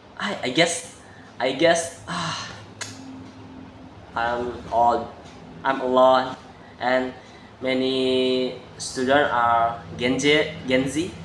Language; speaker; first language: English; non-native, learner; Indonesian